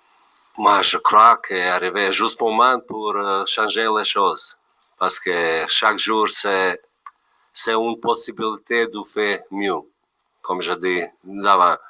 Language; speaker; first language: French; non-native, learner; Bosnian